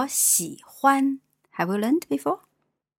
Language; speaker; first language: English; non-native, fluent; Chinese